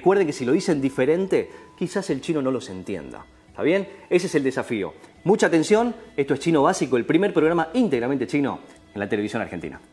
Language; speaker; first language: Spanish; native; Spanish